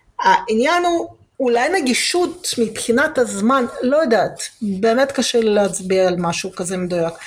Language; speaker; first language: Hebrew; early bilingual, other home language; Russian